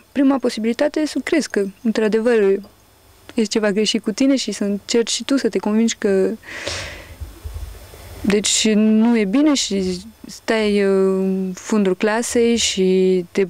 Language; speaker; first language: Romanian; early bilingual, heritage; Romanian